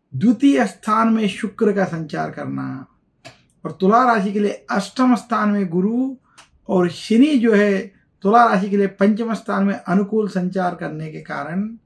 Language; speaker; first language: Hindi; non-native, local second language; Telugu